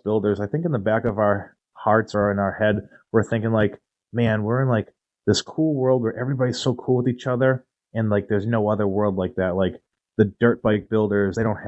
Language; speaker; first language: English; native; English